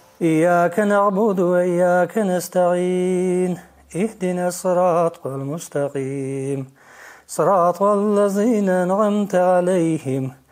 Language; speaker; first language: Russian; non-native, local second language; Georgian